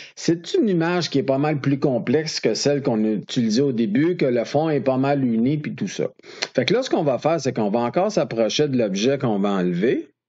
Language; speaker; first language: French; native; French